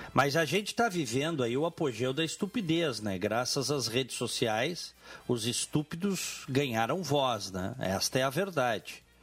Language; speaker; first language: Portuguese; native; Portuguese